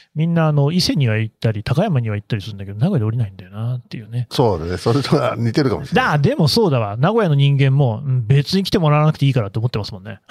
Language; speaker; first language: Japanese; native; Japanese